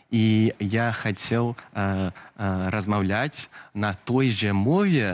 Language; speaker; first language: Belarusian; non-native, fluent; English